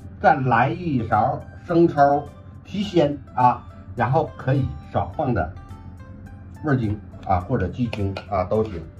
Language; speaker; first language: Chinese; native; Chinese